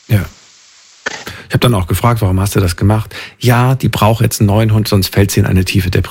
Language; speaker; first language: German; native; German